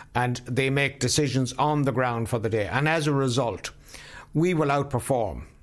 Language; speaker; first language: English; native; English